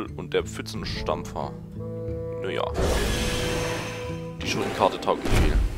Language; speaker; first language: German; native; German